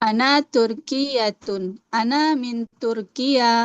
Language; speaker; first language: Arabic; non-native, learner; Indonesian